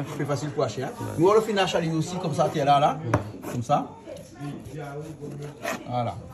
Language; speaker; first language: French; native; French